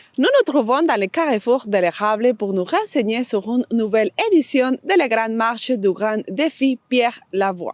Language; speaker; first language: French; non-native, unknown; Spanish